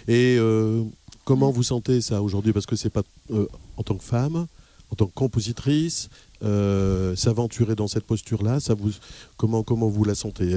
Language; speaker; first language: French; native; French